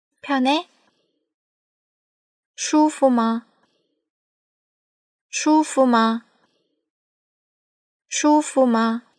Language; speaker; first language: Chinese; non-native, fluent; Korean